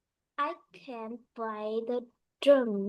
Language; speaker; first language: English; non-native, learner; Vietnamese